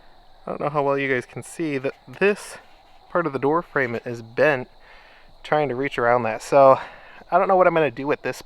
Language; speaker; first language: English; native; English